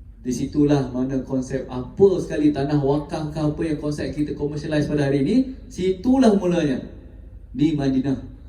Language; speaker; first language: Malay; native; Malay